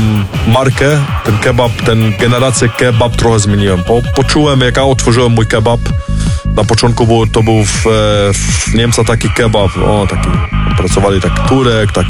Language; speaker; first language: Polish; early bilingual, heritage; German